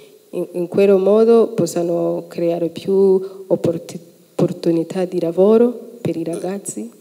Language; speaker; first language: Italian; non-native, fluent; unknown